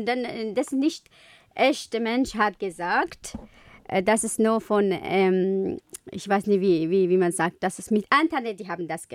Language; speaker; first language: German; non-native, learner; Kurdish